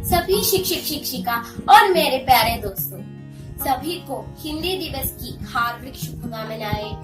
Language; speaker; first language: Hindi; non-native, local second language; Malayalam